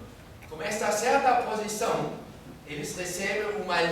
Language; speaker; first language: Portuguese; non-native, fluent; German